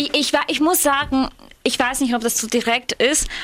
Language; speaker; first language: German; non-native, fluent; Ukrainian